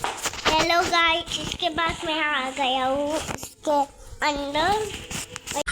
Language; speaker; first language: Hindi; non-native, local second language; Marathi